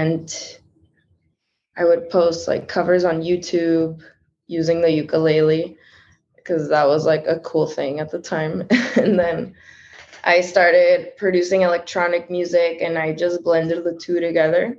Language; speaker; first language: English; early bilingual, other home language; Spanish